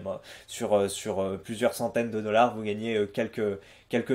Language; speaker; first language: French; native; French